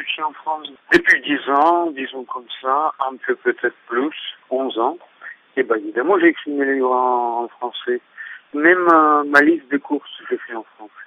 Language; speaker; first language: French; non-native, fluent; Russian